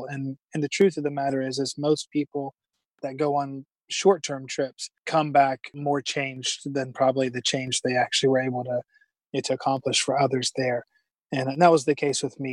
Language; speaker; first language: English; native; English